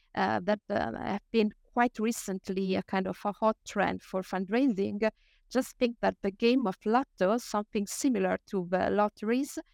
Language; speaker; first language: English; non-native, fluent; Italian